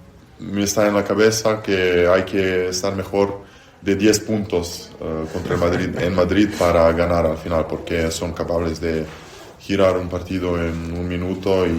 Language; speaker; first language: Spanish; non-native, fluent; Serbian